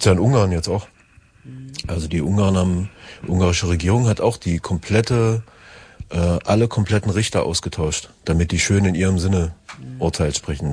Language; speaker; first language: German; native; German